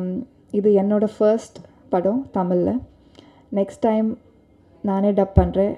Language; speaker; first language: Tamil; non-native, learner; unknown